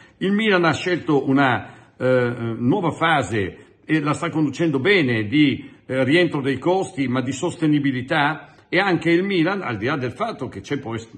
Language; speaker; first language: Italian; native; Italian